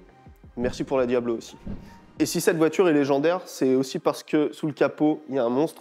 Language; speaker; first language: French; native; French